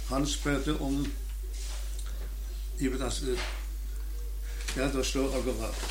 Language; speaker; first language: Danish; non-native, learner; German